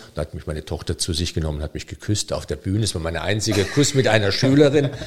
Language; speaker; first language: German; native; German